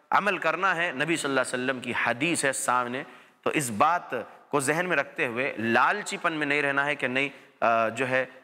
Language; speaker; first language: Urdu; native; Urdu